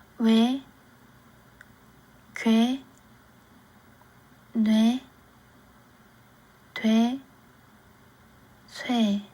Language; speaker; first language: French; non-native, learner; Korean